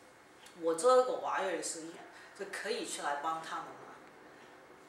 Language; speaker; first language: Chinese; early bilingual, heritage; Cantonese